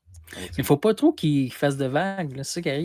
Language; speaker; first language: French; native; French